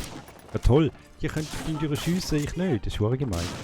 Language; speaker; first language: German; native; German